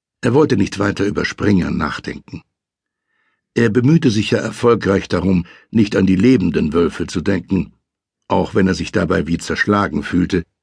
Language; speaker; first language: German; native; German